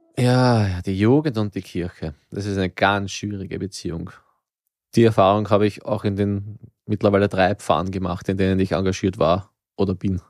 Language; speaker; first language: German; native; German